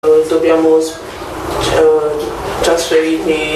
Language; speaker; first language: Italian; non-native, learner; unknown